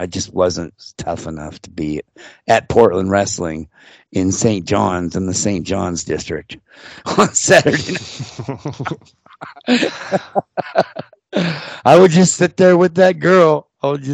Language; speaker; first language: English; native; English